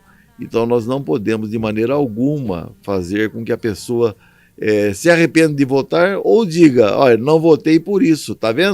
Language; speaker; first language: Portuguese; native; Portuguese